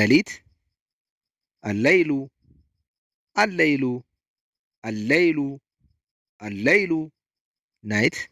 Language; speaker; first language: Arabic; non-native, fluent; Amharic